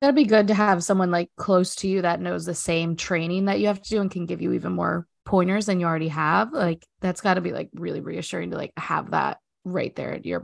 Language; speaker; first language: English; native; English